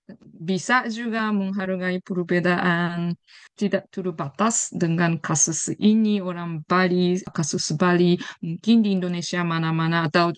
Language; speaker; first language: Indonesian; non-native, fluent; Japanese